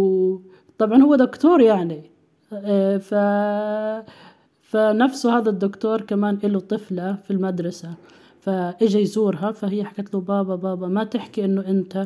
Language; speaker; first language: Arabic; native; Arabic